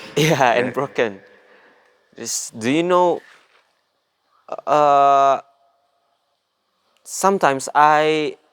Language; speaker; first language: English; non-native, learner; Indonesian